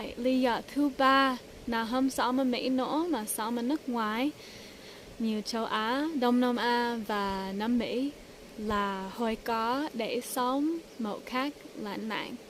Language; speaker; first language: Vietnamese; early bilingual, heritage; English